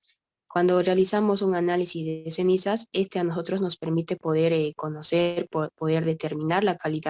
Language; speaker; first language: Spanish; native; Spanish